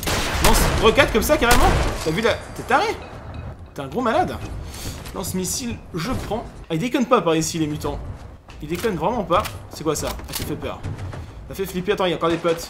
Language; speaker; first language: French; native; French